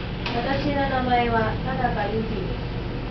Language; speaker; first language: Japanese; non-native, learner; Filipino